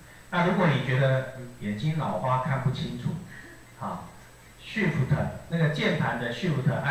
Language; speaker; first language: Chinese; native; Chinese